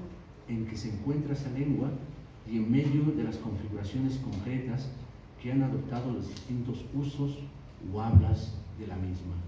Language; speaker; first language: Spanish; native; Spanish